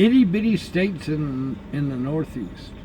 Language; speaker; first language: English; native; English